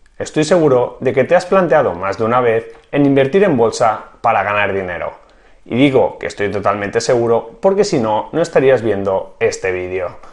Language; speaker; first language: Spanish; native; Spanish